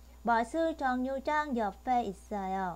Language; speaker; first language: Korean; non-native, fluent; Vietnamese